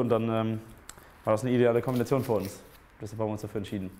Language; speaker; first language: German; native; German